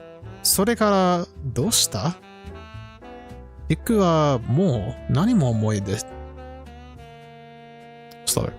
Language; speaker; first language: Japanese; non-native, learner; English